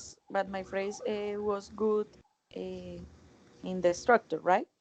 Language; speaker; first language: English; non-native, learner; Spanish